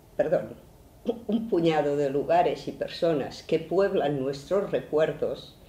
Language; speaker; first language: Spanish; native; Spanish